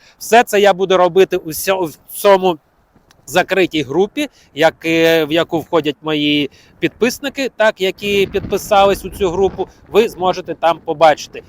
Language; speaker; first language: Ukrainian; native; Ukrainian